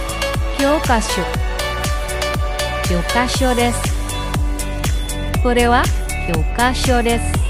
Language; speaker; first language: Japanese; non-native, fluent; Indonesian